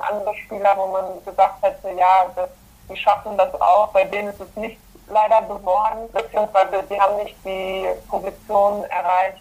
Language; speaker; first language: German; early bilingual, other home language; Polish